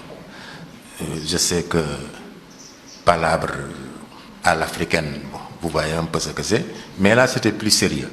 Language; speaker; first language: French; non-native, local second language; Wolof